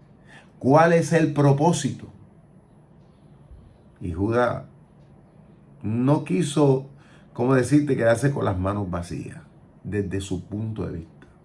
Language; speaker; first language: Spanish; native; Spanish